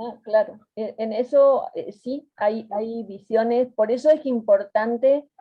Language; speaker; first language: Spanish; native; Spanish